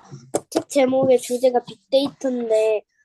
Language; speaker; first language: Korean; native; Korean